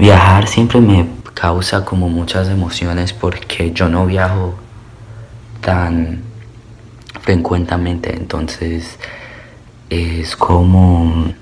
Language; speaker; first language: Spanish; early bilingual, heritage; Spanish